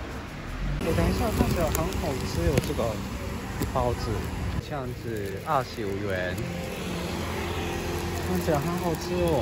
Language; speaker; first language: Chinese; non-native, fluent; Japanese